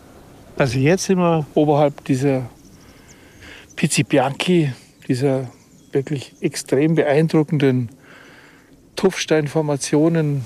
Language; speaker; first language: German; native; German